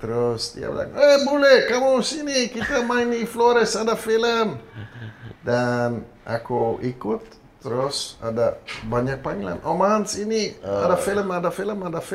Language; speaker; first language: Indonesian; non-native, fluent; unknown